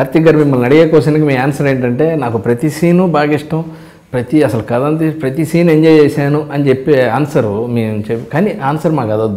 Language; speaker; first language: Telugu; native; Telugu